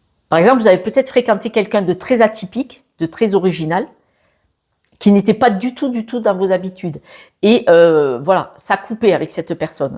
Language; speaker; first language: French; native; French